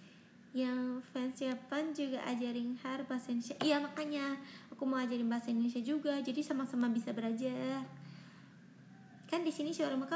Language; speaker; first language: Indonesian; non-native, fluent; Japanese